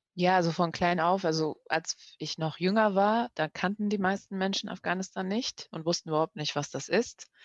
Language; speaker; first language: German; early bilingual, other home language; Persian